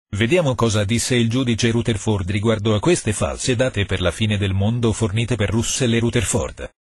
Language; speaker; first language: Italian; non-native, learner; Spanish